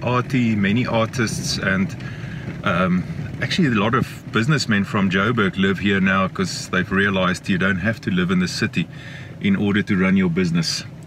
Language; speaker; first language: English; non-native, local second language; Afrikaans